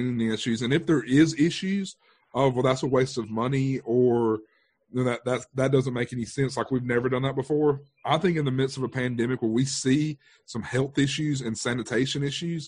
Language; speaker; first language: English; native; English